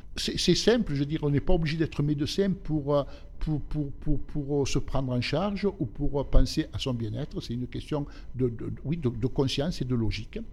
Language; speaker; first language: French; native; French